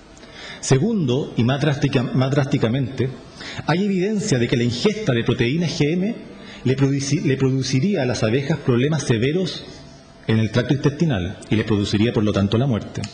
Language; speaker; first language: Spanish; native; Spanish